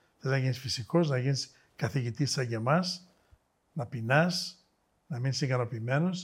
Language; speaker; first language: Greek; native; Greek